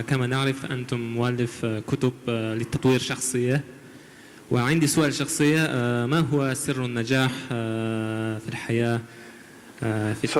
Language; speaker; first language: Arabic; non-native, learner; Kazakh